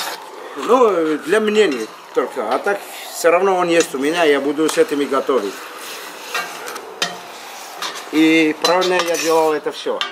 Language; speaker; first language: Russian; non-native, fluent; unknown